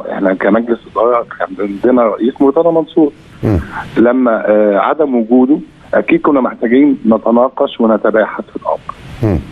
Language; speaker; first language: Arabic; native; Arabic